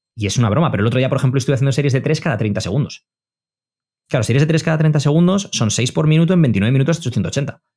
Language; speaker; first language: Spanish; native; Spanish